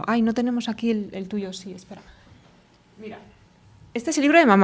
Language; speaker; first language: Spanish; native; Spanish